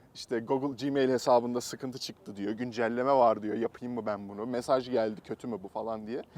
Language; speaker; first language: Turkish; native; Turkish